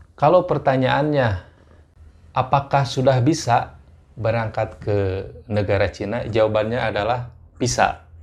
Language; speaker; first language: Indonesian; native; Indonesian